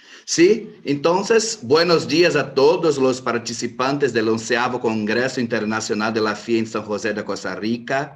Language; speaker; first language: Spanish; non-native, fluent; Portuguese